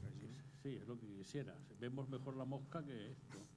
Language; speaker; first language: Spanish; native; Spanish